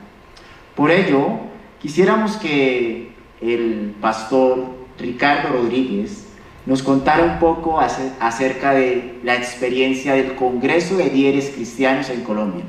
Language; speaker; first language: Spanish; native; Spanish